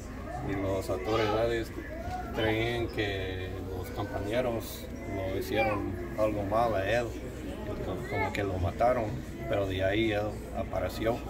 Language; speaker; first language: Spanish; non-native, learner; English